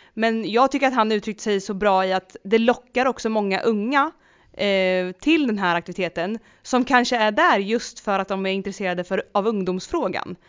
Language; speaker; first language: Swedish; native; Swedish